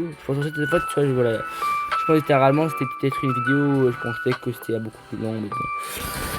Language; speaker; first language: French; native; French